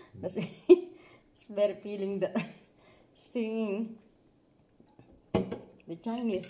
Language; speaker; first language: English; non-native, learner; Filipino